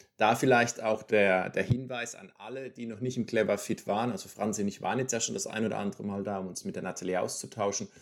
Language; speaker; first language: German; native; German